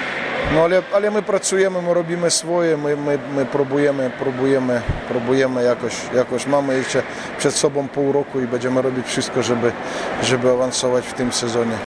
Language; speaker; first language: Polish; non-native, fluent; Russian